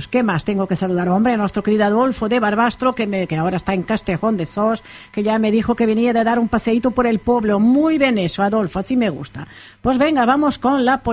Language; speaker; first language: Spanish; native; Spanish